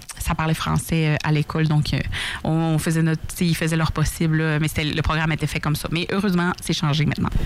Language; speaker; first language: French; native; French